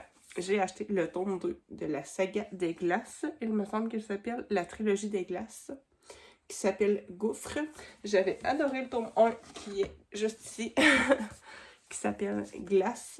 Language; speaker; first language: French; native; French